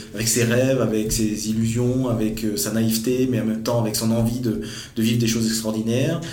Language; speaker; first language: French; native; French